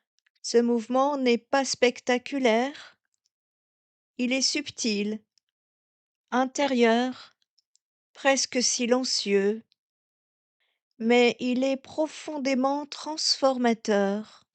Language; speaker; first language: French; native; French